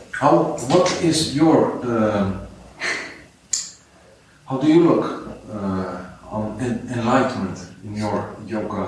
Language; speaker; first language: English; non-native, fluent; Dutch